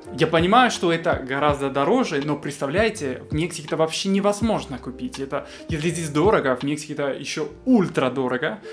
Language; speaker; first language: Russian; non-native, fluent; Spanish